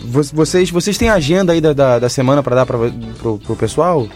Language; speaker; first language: Portuguese; native; Portuguese